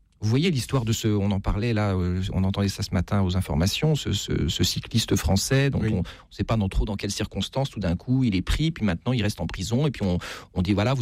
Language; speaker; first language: French; native; French